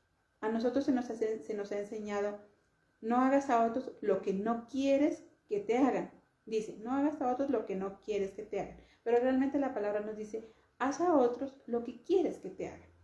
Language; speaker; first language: Spanish; native; Spanish